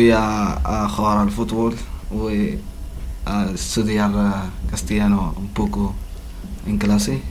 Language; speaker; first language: Spanish; non-native, learner; Arabic